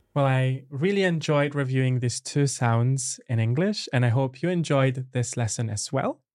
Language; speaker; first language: English; non-native, fluent; Italian